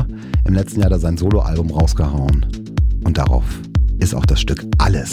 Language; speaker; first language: German; native; German